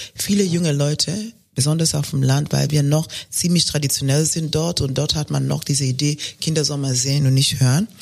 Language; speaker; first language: German; non-native, fluent; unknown